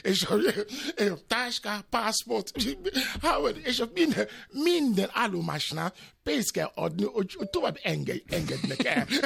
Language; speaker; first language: Hungarian; non-native, learner; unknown